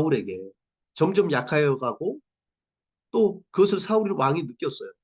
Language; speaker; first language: Korean; native; Korean